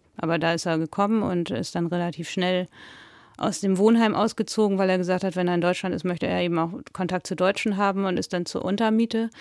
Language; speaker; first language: German; native; German